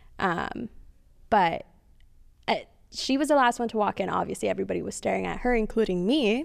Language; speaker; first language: English; early bilingual, other home language; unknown